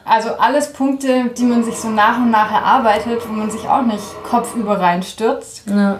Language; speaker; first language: German; early bilingual, heritage; German